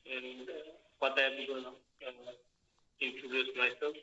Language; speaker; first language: English; non-native, fluent; Bangla